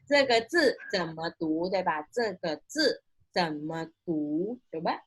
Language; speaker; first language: Chinese; non-native, fluent; Indonesian